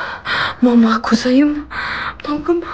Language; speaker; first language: Kazakh; native; Kazakh